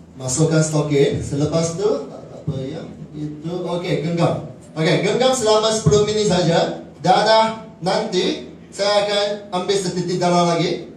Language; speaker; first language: Malay; non-native, local second language; Chinese